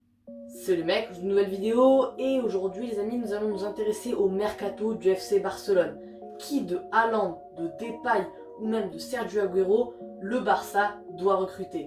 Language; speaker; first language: French; native; French